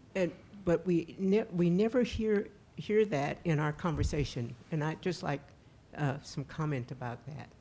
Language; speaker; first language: English; native; English